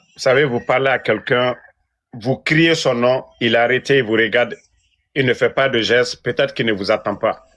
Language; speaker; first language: French; non-native, local second language; Mandingo